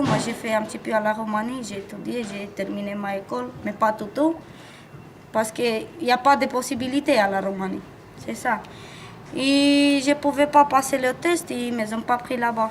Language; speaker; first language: French; non-native, learner; Romanian